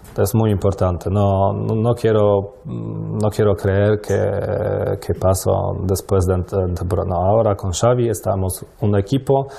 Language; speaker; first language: Spanish; non-native, learner; Polish